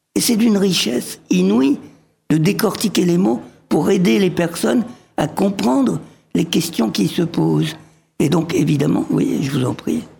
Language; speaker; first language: French; early bilingual, other home language; Arabic